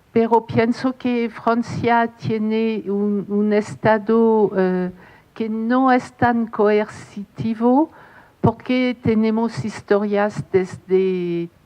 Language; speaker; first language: Spanish; non-native, fluent; French